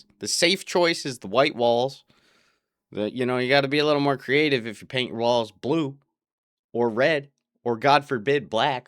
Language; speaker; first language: English; native; English